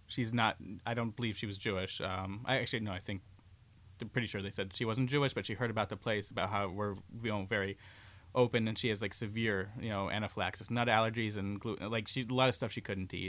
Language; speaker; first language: English; native; English